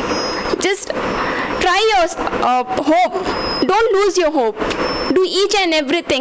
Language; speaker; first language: English; non-native, local second language; Kannada